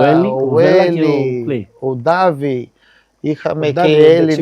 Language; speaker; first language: Greek; non-native, fluent; Portuguese